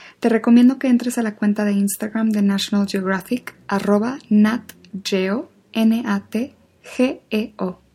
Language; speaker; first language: Spanish; native; Spanish